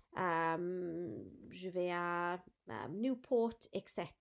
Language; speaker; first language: French; non-native, fluent; English